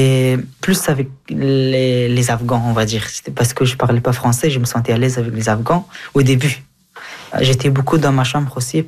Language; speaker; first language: French; non-native, fluent; Persian